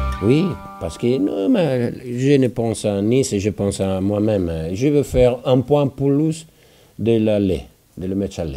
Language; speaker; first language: French; non-native, fluent; Italian